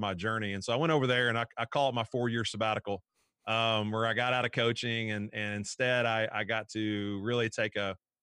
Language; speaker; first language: English; native; English